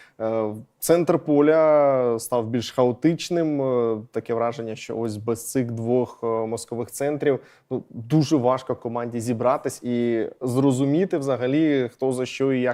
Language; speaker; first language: Ukrainian; native; Ukrainian